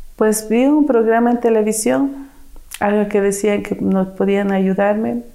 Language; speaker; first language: Spanish; native; Spanish